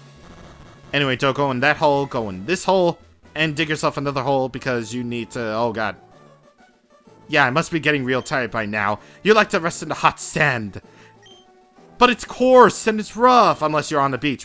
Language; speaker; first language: English; native; English